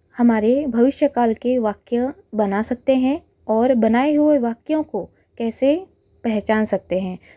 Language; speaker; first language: Hindi; non-native, local second language; Marathi